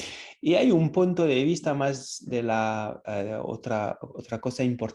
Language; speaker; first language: Spanish; non-native, fluent; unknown